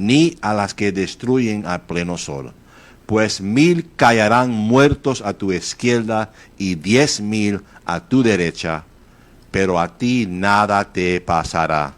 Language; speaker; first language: Spanish; native; Spanish